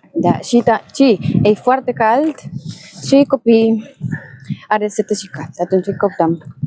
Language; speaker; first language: Romanian; non-native, learner; Spanish